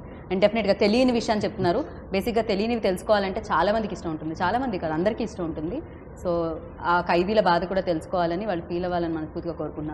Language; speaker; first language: Telugu; native; Telugu